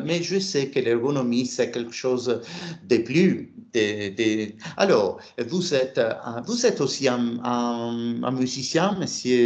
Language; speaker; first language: French; non-native, fluent; Italian